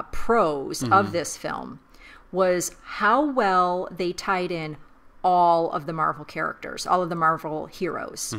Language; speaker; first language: English; native; English